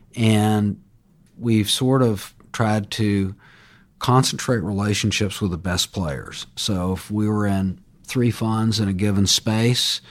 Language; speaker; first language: English; native; English